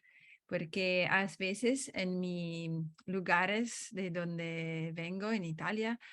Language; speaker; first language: Spanish; non-native, fluent; Italian